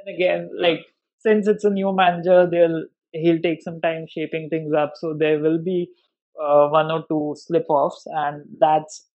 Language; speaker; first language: English; non-native, local second language; Hindi